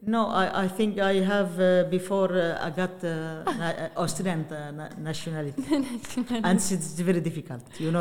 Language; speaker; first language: English; non-native, learner; Arabic